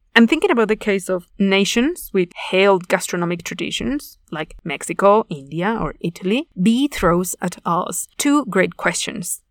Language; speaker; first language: English; non-native, fluent; Spanish